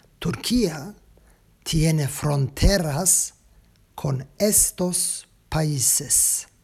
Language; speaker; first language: Spanish; non-native, learner; Turkish